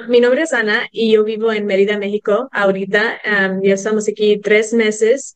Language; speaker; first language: Spanish; early bilingual, heritage; English